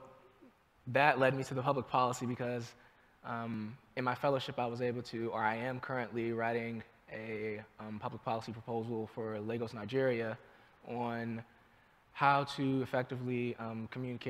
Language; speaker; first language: English; native; English